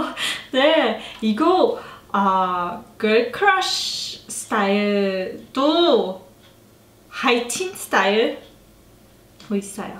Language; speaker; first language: Korean; non-native, learner; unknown